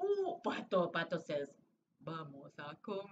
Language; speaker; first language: Spanish; non-native, fluent; English